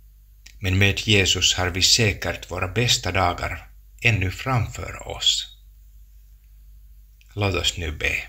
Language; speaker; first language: Swedish; non-native, local second language; Finnish